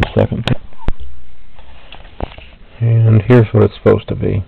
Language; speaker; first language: English; native; English